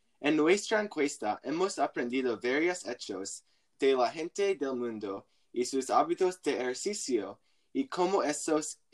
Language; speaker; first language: Spanish; non-native, learner; English